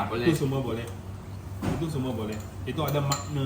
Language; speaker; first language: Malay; non-native, local second language; Chinese